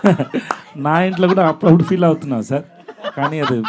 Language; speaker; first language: Telugu; non-native, learner; Tamil